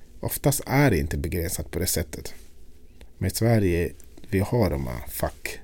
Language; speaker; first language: Swedish; non-native, fluent; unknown